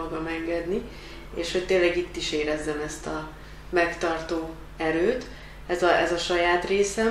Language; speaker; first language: Hungarian; native; Hungarian